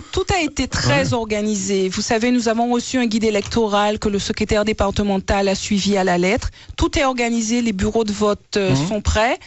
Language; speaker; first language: French; native; French